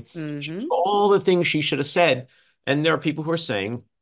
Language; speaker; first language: English; native; English